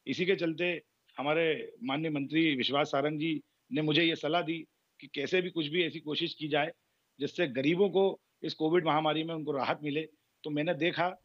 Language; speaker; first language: Hindi; native; Hindi